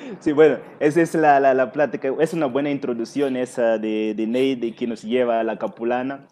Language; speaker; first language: Spanish; non-native, fluent; Portuguese